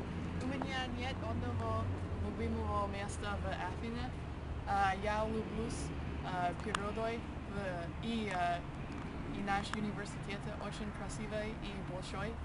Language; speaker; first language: Russian; non-native, learner; English